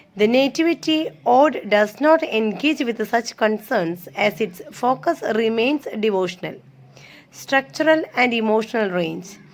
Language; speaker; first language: English; non-native, local second language; Malayalam